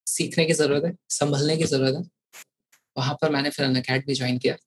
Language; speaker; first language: Hindi; native; Hindi